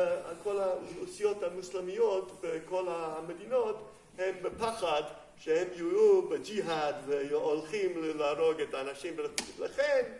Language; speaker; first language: Hebrew; non-native, fluent; English